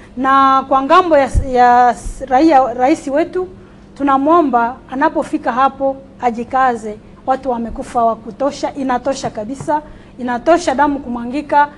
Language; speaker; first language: Swahili; native; Swahili